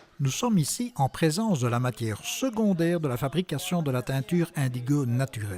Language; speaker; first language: French; native; French